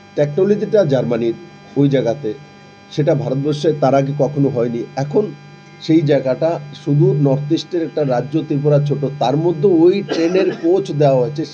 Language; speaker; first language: Bangla; native; Bangla